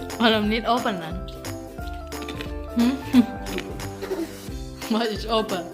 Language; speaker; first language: Dutch; non-native, learner; Thai